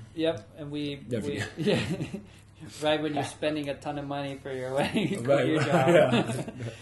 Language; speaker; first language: English; early bilingual, other home language; German